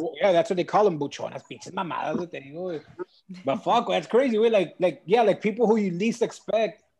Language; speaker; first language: English; early bilingual, other home language; Spanish